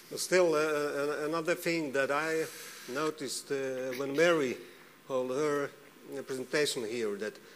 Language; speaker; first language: English; non-native, fluent; Estonian